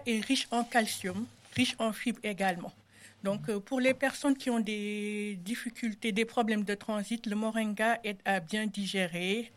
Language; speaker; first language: French; non-native, local second language; Wolof